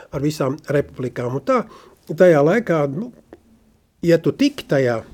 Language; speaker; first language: Latvian; native; Latvian